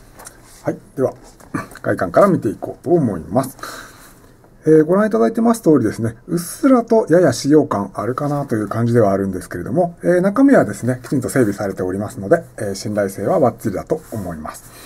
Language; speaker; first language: Japanese; native; Japanese